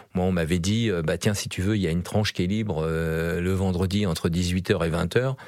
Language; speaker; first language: French; native; French